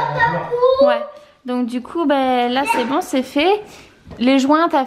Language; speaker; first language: French; native; French